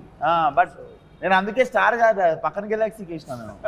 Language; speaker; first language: Telugu; native; Telugu